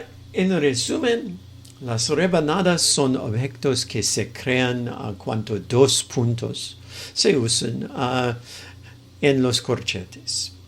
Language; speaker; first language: Spanish; non-native, fluent; English